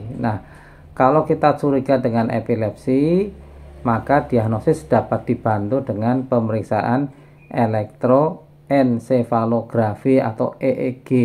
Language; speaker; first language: Indonesian; native; Indonesian